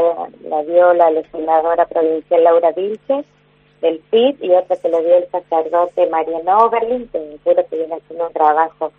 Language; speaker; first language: Spanish; native; Spanish